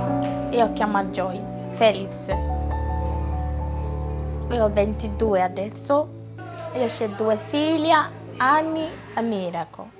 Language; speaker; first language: Italian; non-native, learner; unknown